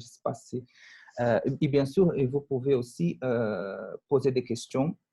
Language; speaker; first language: French; non-native, fluent; Portuguese